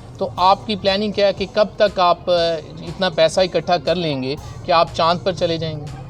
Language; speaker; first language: Urdu; non-native, local second language; Punjabi